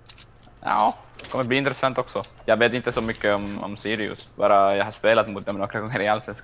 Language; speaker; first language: Swedish; non-native, local second language; Finnish